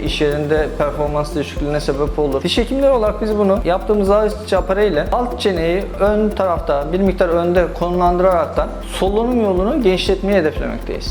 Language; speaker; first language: Turkish; native; Turkish